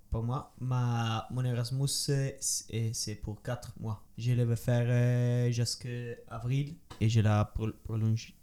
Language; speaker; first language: French; non-native, learner; Italian